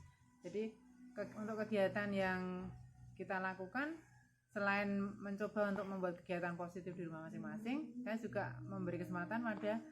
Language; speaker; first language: Indonesian; native; Indonesian